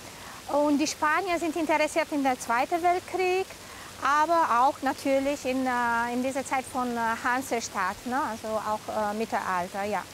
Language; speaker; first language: German; non-native, fluent; Romanian